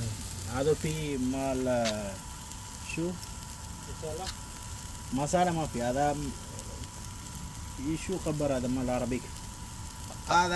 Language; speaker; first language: Arabic; non-native, learner; Hindi